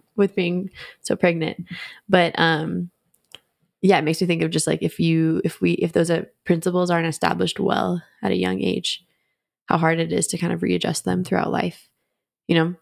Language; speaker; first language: English; native; English